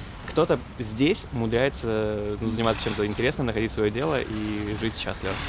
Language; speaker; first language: Russian; native; Russian